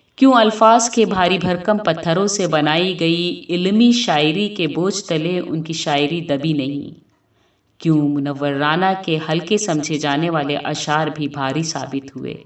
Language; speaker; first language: Urdu; native; Urdu